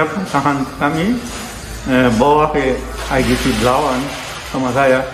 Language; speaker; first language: Indonesian; non-native, learner; Rohingya